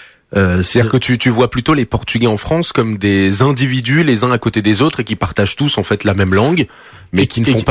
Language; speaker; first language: French; early bilingual, other home language; Portuguese